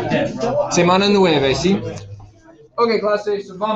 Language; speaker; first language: Spanish; non-native, fluent; English